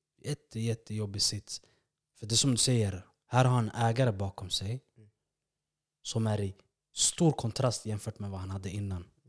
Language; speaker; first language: Swedish; early bilingual, other home language; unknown